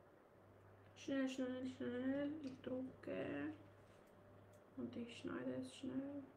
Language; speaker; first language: German; non-native, learner; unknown